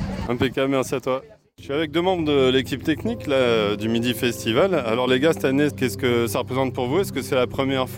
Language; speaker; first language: French; native; French